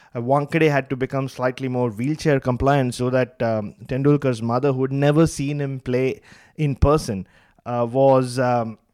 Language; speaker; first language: English; non-native, local second language; Tamil